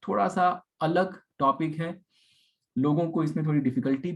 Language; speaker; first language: Hindi; native; Hindi